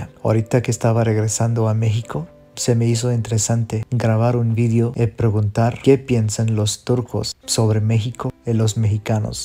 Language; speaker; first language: Spanish; non-native, fluent; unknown